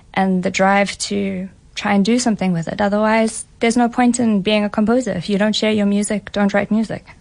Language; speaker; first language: English; native; English